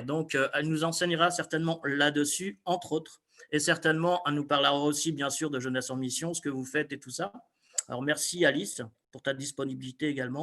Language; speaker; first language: French; native; French